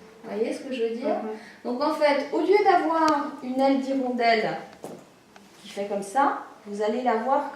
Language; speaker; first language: French; native; French